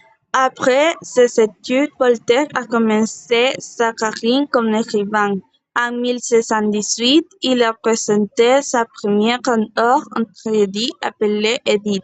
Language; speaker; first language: French; non-native, learner; Spanish